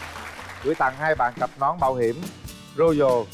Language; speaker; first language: Vietnamese; native; Vietnamese